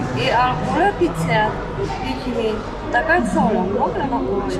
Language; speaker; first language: Russian; non-native, local second language; Uzbek